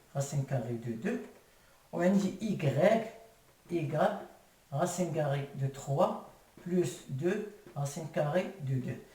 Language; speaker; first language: French; non-native, local second language; Arabic